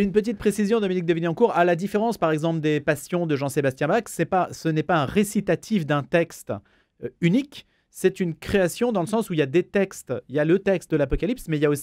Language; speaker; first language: French; native; French